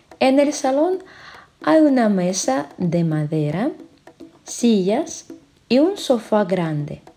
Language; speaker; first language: Spanish; non-native, fluent; Russian